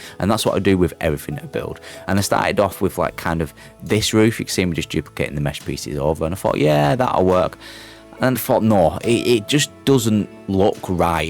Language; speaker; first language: English; native; English